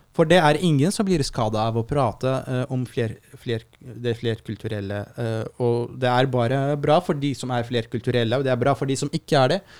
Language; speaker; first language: Norwegian; non-native, fluent; Arabic